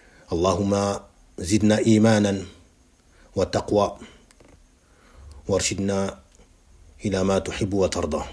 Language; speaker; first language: Arabic; non-native, fluent; French